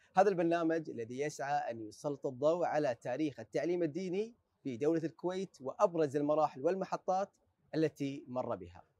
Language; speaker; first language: Arabic; native; Arabic